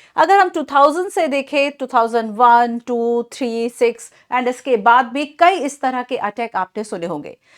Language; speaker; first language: Hindi; native; Hindi